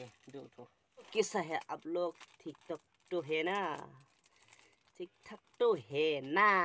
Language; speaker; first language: Hindi; non-native, local second language; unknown